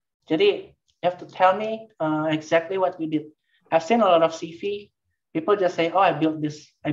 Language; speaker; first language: English; non-native, fluent; Indonesian